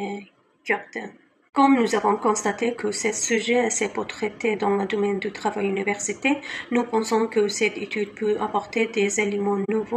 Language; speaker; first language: French; non-native, learner; Kurdish